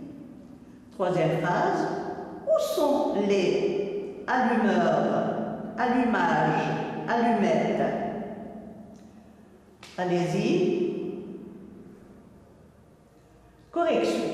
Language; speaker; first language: French; non-native, local second language; Arabic